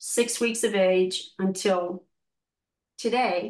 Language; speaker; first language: English; native; English